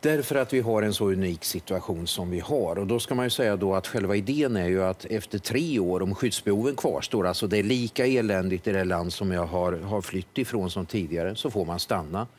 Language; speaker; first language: Swedish; native; Swedish